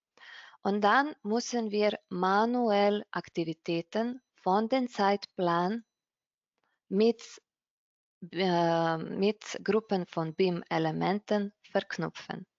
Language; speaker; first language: German; non-native, fluent; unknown